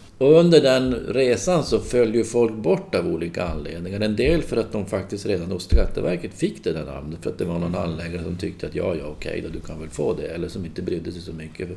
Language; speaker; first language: Swedish; native; Swedish